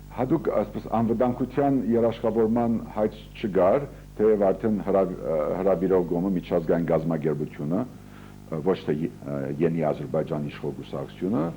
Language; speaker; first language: Armenian; early bilingual, heritage; Armenian